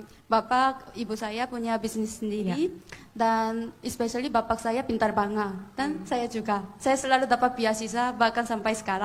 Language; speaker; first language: Indonesian; non-native, fluent; Korean